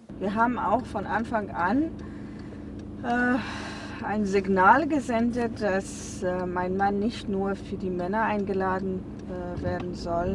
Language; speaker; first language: German; non-native, fluent; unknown